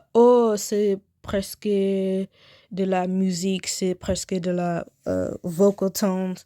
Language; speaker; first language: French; non-native, learner; English